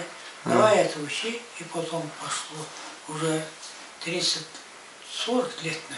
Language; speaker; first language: Russian; non-native, local second language; Yakut